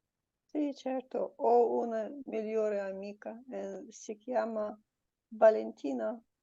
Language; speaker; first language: Italian; non-native, learner; Russian